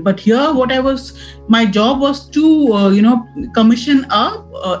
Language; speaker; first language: English; non-native, local second language; Assamese